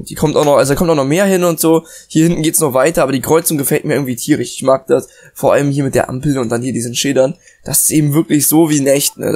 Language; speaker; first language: German; native; German